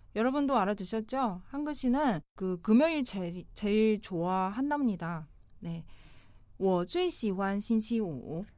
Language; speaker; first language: Korean; non-native, fluent; Chinese